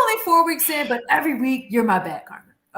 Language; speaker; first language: English; native; English